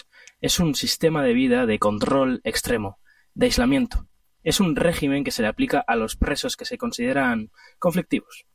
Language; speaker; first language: Spanish; native; Spanish